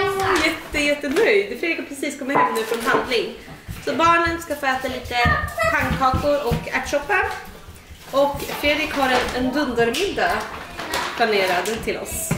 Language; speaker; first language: Swedish; native; Swedish